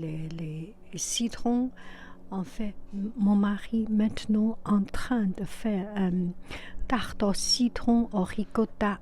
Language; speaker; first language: French; non-native, fluent; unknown